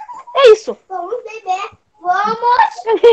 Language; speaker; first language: Portuguese; non-native, learner; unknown